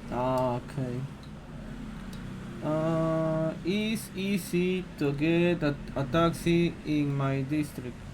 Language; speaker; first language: English; non-native, learner; Spanish